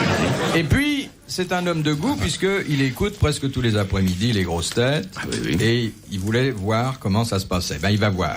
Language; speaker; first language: French; native; French